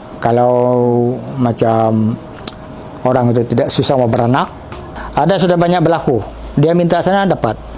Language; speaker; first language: Malay; non-native, local second language; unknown